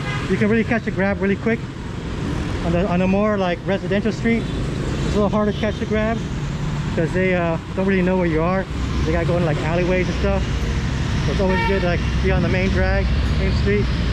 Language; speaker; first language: English; native; English